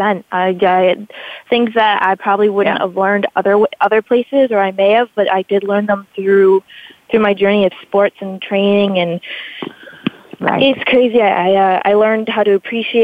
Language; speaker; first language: English; native; English